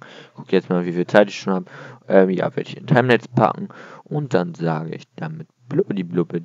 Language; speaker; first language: German; native; German